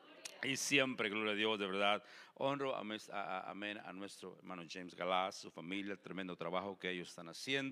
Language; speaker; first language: Spanish; native; Spanish